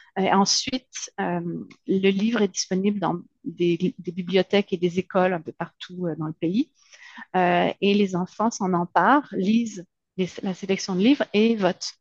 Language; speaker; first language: French; native; French